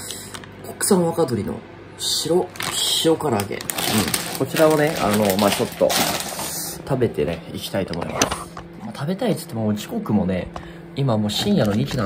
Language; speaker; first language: Japanese; native; Japanese